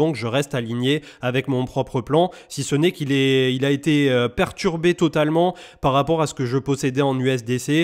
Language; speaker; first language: French; native; French